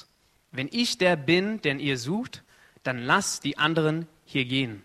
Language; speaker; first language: German; non-native, fluent; Arabic